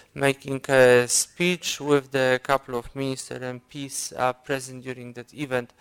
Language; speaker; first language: English; non-native, fluent; Polish